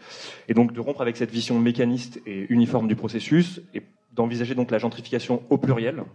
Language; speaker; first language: French; native; French